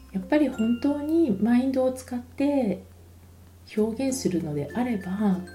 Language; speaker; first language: Japanese; native; Japanese